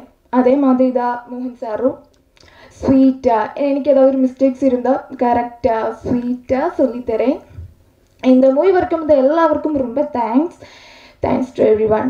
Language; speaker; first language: Tamil; non-native, learner; Malayalam